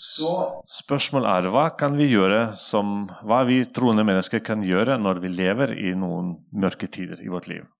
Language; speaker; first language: Norwegian; non-native, fluent; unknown